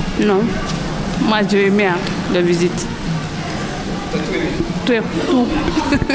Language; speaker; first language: French; non-native, learner; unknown